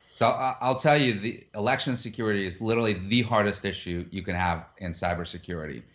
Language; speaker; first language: English; non-native, fluent; Russian